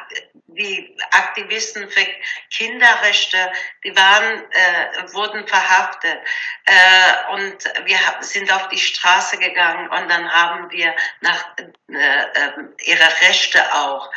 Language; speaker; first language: German; non-native, learner; Persian